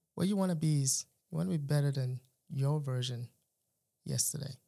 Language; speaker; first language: English; non-native, local second language; Yoruba